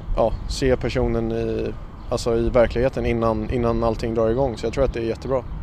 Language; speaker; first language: Swedish; native; Swedish